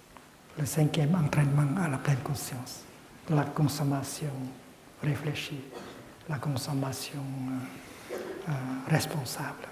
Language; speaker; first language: French; non-native, fluent; Vietnamese